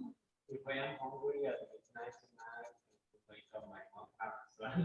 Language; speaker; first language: English; non-native, learner; Spanish